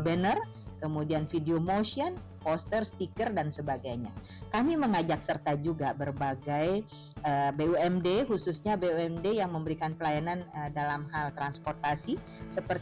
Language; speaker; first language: Indonesian; native; Indonesian